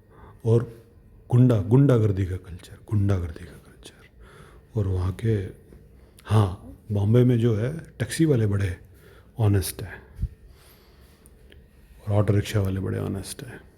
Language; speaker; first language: Hindi; native; Hindi